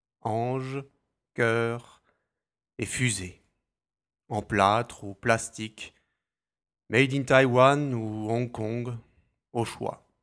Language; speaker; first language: French; native; French